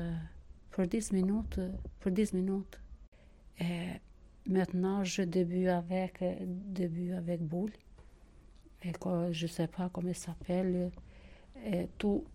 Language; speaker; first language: French; non-native, learner; Albanian